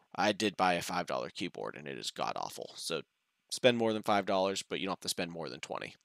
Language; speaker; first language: English; native; English